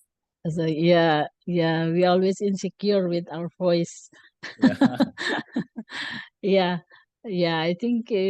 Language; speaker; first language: English; non-native, learner; Indonesian